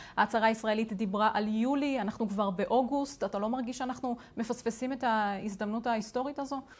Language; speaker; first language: Hebrew; native; Hebrew